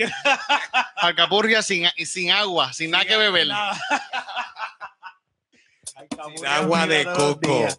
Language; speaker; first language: Spanish; native; Spanish